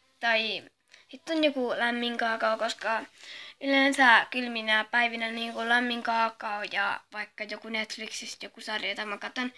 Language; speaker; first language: Finnish; native; Finnish